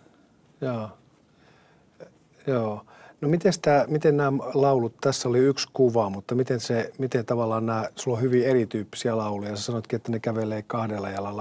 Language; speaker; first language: Finnish; native; Finnish